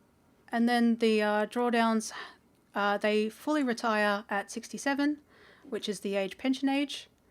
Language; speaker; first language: English; native; English